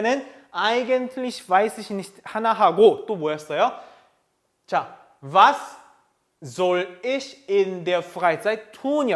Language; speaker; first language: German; non-native, fluent; Korean